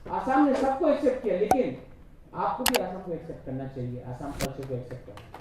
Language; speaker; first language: Hindi; non-native, local second language; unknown